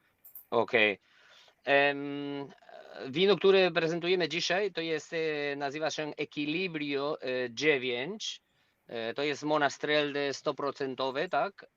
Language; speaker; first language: Polish; non-native, learner; Spanish